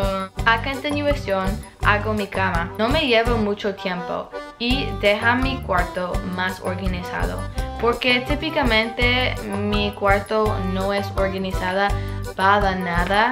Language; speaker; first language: Spanish; non-native, learner; English